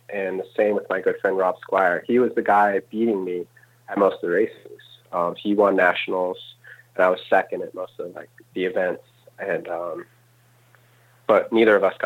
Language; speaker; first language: English; native; English